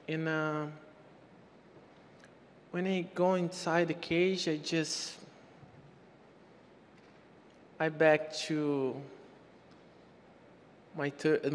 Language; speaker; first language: English; non-native, learner; Portuguese